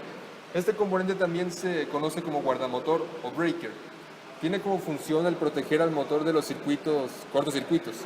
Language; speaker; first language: Spanish; native; Spanish